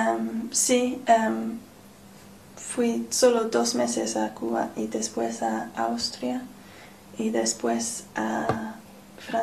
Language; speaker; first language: Spanish; non-native, learner; English